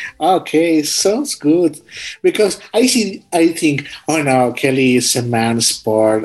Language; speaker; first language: English; non-native, learner; Spanish